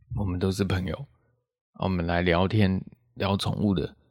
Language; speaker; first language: Chinese; native; Chinese